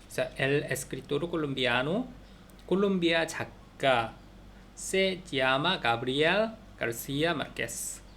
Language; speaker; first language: Spanish; non-native, learner; Korean